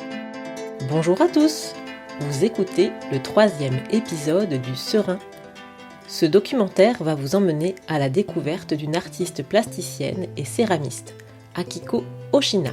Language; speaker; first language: French; native; French